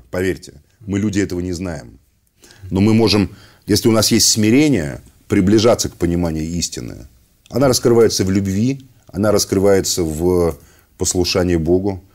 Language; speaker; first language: Russian; native; Russian